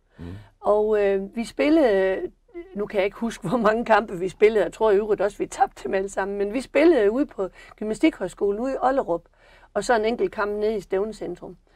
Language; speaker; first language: Danish; native; Danish